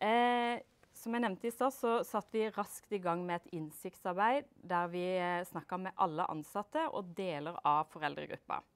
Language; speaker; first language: Norwegian; native; Norwegian